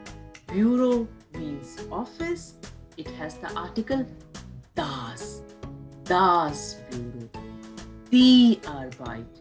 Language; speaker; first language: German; non-native, fluent; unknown